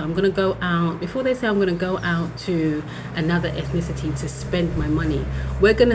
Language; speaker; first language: English; native; English